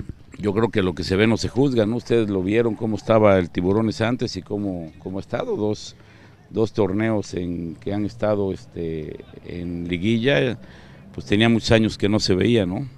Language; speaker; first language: Spanish; native; Spanish